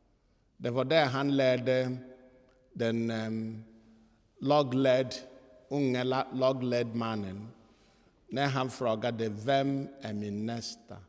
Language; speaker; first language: Swedish; non-native, fluent; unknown